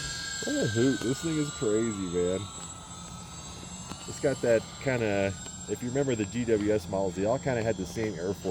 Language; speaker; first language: English; native; English